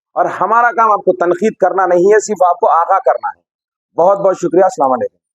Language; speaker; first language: Hindi; non-native, local second language; Urdu